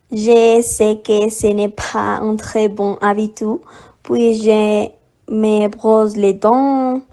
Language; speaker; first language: French; non-native, learner; Spanish